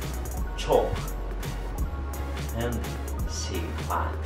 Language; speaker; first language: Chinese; non-native, learner; Turkish